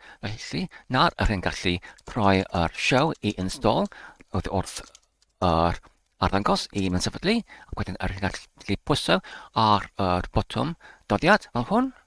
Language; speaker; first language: Welsh; non-native, learner; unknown